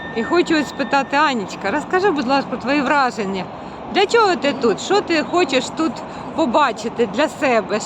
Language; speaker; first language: Ukrainian; native; Ukrainian